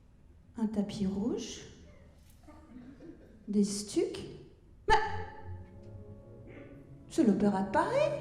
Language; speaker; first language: French; native; French